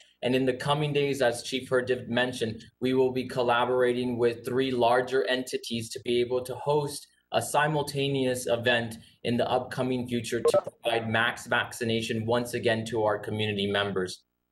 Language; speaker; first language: English; early bilingual, other home language; Spanish